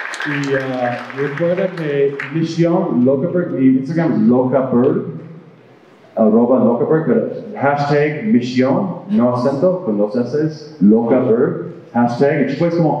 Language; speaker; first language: Spanish; non-native, fluent; English